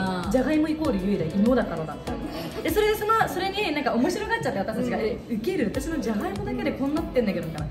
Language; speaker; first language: Japanese; native; Japanese